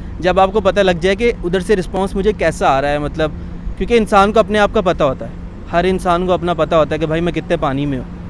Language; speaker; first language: Urdu; non-native, local second language; Punjabi